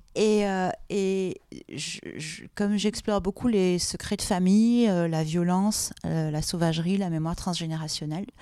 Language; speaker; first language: French; native; French